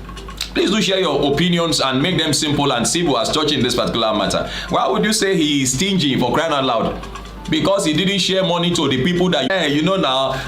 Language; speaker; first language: English; non-native, local second language; Yoruba